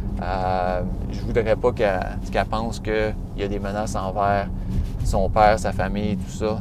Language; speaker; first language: French; native; French